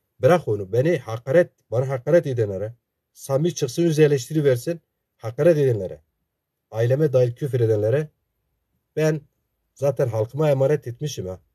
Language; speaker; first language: Turkish; non-native, local second language; Zaza